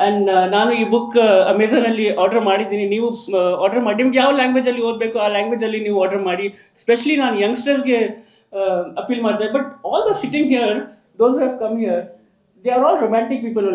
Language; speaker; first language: Kannada; non-native, local second language; Urdu